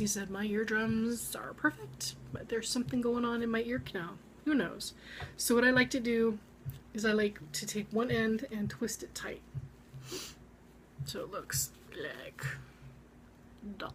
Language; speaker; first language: English; native; English